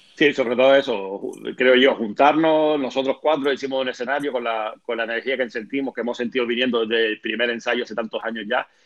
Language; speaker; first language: Spanish; native; Spanish